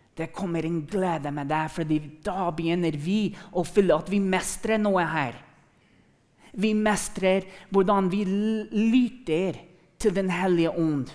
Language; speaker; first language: Norwegian; non-native, fluent; English